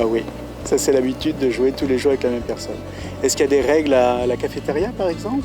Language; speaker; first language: French; native; French